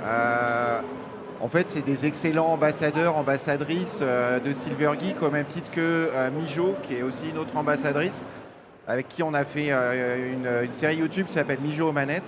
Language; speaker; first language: French; native; French